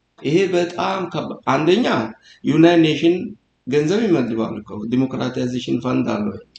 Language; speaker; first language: Amharic; non-native, local second language; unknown